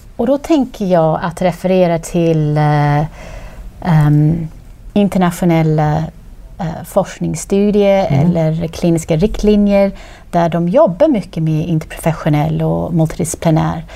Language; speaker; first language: Swedish; non-native, fluent; English